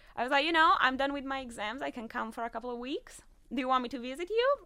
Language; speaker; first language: English; non-native, fluent; Italian